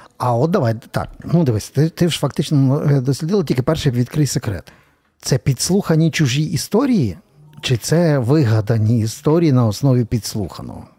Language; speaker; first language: Ukrainian; native; Ukrainian